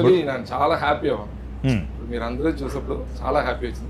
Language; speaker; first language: Telugu; non-native, fluent; Tamil